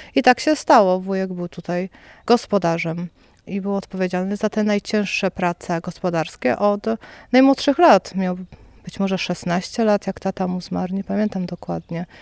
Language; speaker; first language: Polish; native; Polish